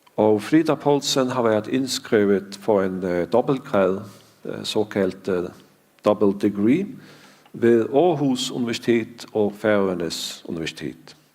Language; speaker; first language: Danish; non-native, fluent; Faroese